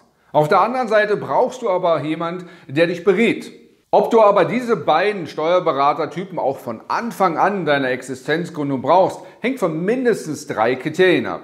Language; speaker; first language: German; native; German